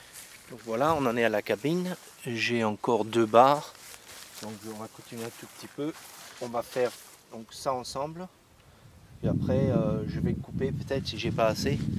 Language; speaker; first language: French; native; French